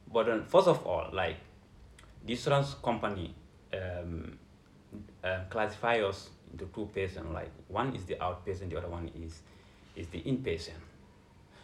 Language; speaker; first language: English; non-native, local second language; Fula